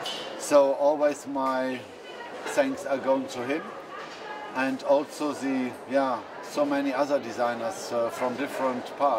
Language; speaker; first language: English; non-native, fluent; German